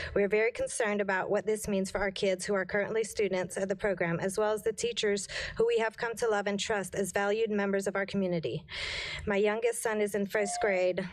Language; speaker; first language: English; non-native, fluent; French